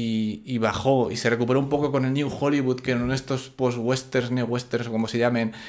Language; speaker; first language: Spanish; native; Spanish